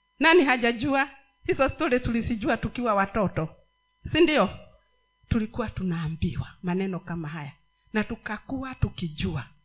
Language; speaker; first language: Swahili; non-native, local second language; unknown